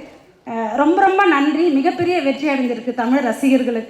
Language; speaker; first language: Tamil; native; Tamil